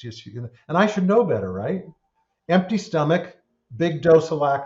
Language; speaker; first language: English; native; English